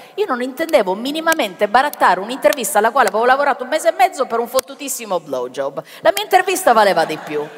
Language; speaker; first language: Italian; native; Italian